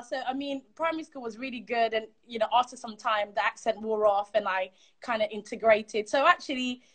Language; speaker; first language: English; early bilingual, other home language; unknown